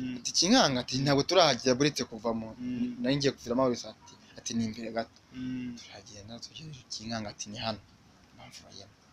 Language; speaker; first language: Kinyarwanda; early bilingual, heritage; Swahili